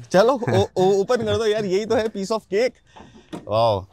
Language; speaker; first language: Hindi; native; Hindi